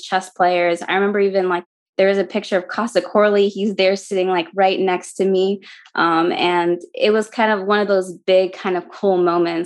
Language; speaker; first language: English; native; English